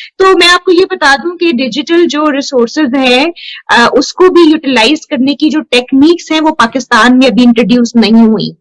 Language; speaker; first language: Urdu; non-native, local second language; Punjabi